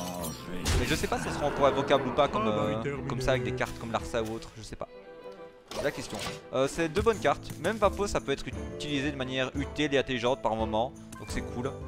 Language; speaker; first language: French; native; French